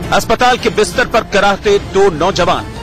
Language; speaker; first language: Hindi; native; Hindi